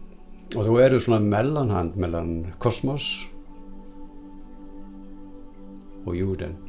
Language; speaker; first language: Swedish; non-native, fluent; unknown